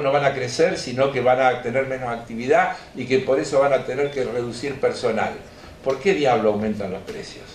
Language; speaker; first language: Spanish; native; Spanish